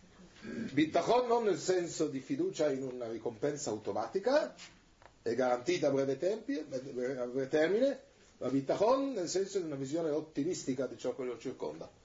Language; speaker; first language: Italian; native; Italian